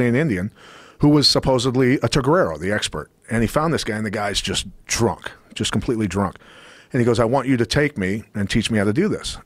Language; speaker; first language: English; native; English